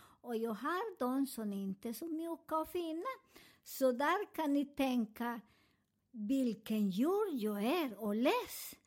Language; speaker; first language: Swedish; non-native, fluent; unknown